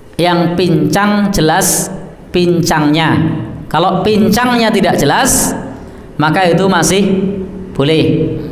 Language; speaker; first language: Indonesian; non-native, local second language; Javanese